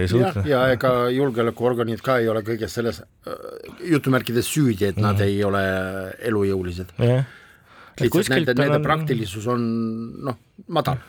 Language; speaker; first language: Estonian; non-native, local second language; Russian